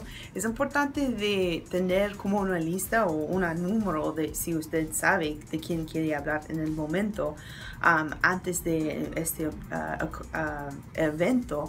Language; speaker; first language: Spanish; non-native, learner; English